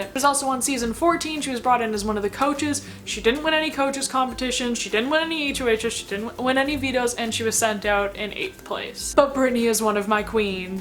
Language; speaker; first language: English; native; English